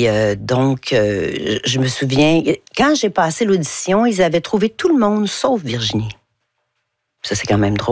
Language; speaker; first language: French; native; French